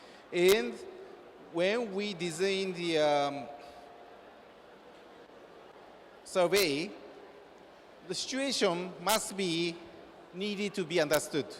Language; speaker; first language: English; non-native, learner; Japanese